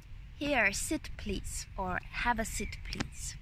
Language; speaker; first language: English; non-native, fluent; Ukrainian